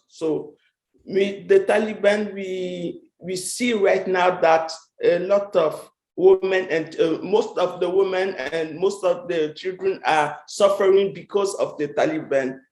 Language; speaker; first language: English; non-native, fluent; French